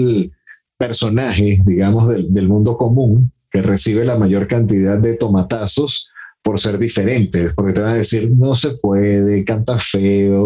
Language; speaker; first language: Spanish; native; Spanish